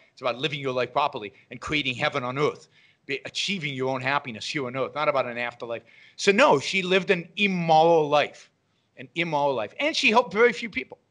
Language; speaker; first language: English; non-native, fluent; Hebrew